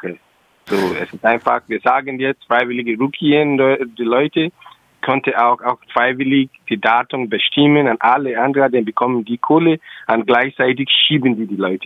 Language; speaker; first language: German; non-native, local second language; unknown